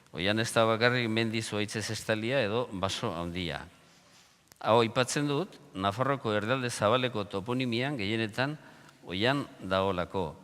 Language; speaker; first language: Basque; non-native, local second language; Spanish